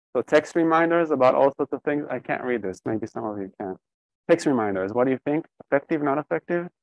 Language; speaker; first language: English; non-native, fluent; Hebrew